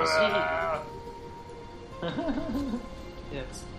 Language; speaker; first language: German; native; German